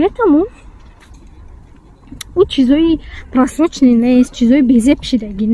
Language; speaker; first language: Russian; non-native, local second language; Tajik